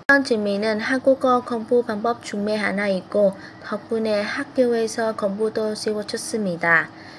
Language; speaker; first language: Korean; non-native, fluent; Vietnamese